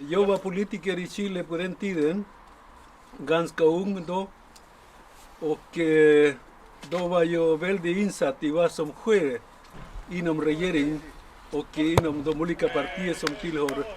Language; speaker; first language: Swedish; non-native, fluent; Spanish